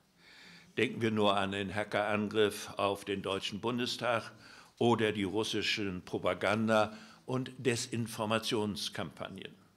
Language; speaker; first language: German; native; German